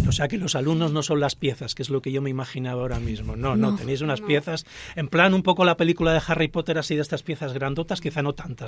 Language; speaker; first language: Spanish; native; Spanish